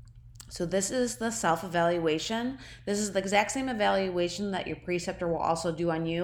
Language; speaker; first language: English; native; English